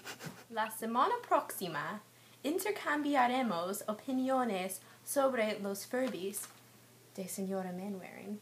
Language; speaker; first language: Spanish; non-native, learner; English